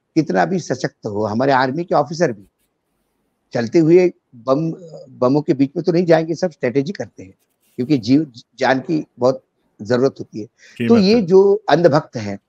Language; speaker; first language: Hindi; non-native, local second language; Marathi